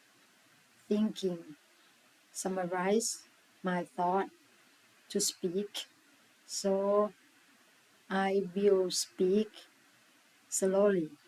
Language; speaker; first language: English; non-native, learner; Thai